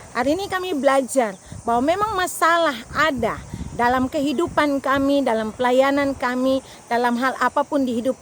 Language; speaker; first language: Indonesian; native; Indonesian